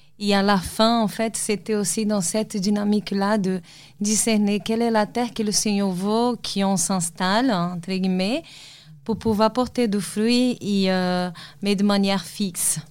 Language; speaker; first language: French; non-native, fluent; Portuguese